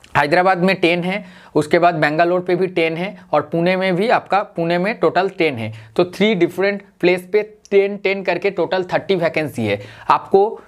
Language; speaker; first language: Hindi; non-native, local second language; Bangla